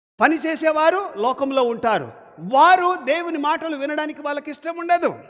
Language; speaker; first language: Telugu; non-native, local second language; Lambadi